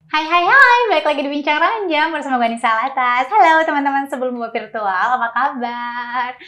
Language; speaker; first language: Indonesian; native; Indonesian